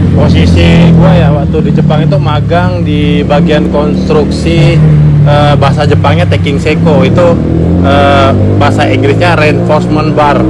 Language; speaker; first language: Indonesian; native; Indonesian